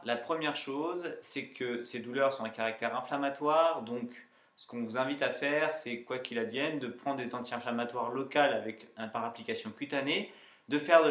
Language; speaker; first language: French; native; French